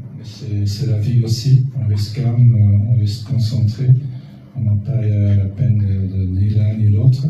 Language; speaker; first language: French; non-native, local second language; Dutch